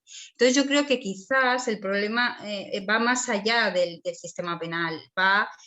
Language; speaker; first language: Spanish; native; Spanish